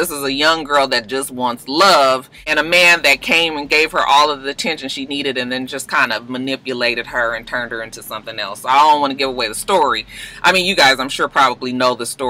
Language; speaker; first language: English; native; English